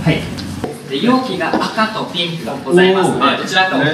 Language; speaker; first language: Japanese; native; Japanese